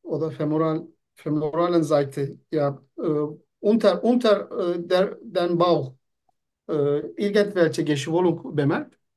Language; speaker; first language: German; non-native, fluent; Turkish